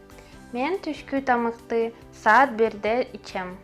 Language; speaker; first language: Kyrgyz; non-native, local second language; Russian